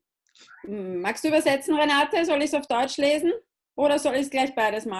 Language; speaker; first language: German; native; German